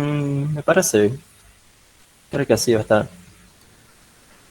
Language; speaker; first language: Spanish; native; Spanish